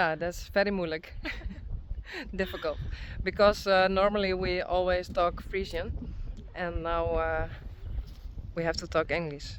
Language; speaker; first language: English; non-native, learner; Western Frisian